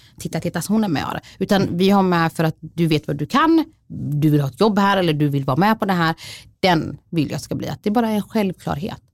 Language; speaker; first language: Swedish; early bilingual, other home language; Somali